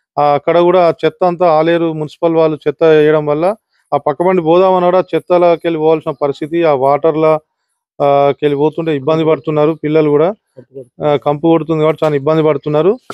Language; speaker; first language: Telugu; native; Telugu